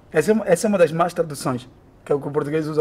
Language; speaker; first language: Portuguese; native; Portuguese